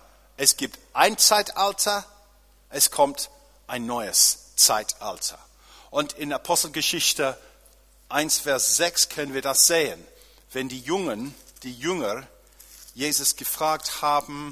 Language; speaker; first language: German; non-native, fluent; English